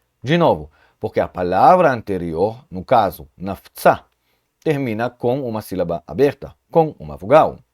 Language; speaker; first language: Portuguese; non-native, fluent; Hebrew